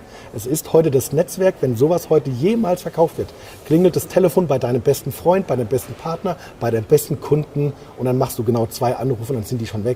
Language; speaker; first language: German; native; German